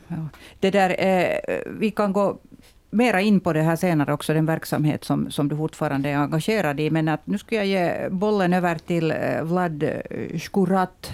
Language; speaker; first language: Swedish; native; Swedish